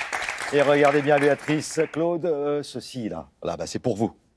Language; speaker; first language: French; native; French